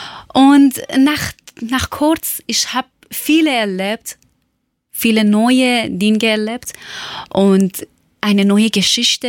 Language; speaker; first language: German; non-native, fluent; Persian